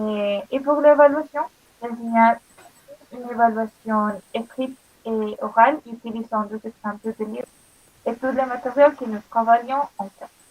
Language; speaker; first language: French; non-native, learner; Spanish